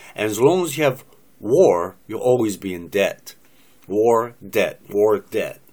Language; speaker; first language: English; native; English